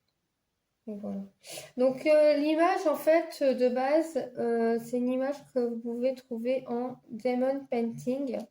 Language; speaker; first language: French; native; French